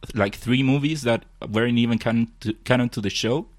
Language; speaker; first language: English; non-native, fluent; Spanish